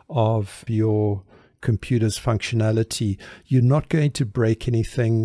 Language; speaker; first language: English; native; English